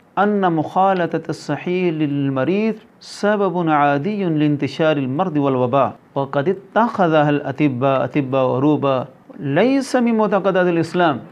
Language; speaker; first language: Arabic; non-native, fluent; Urdu